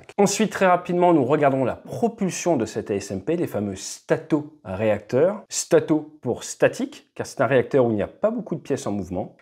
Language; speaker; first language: French; native; French